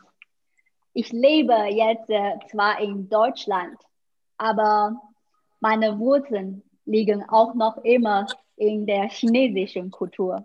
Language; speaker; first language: German; non-native, fluent; Chinese